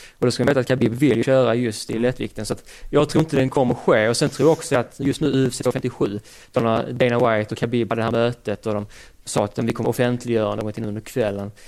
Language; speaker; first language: Swedish; native; Swedish